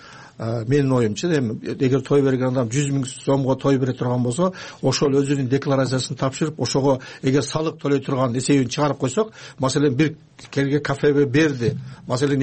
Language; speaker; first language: Kyrgyz; native; Kyrgyz